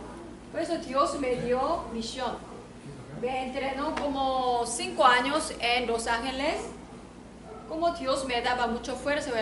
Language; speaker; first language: Spanish; non-native, learner; Korean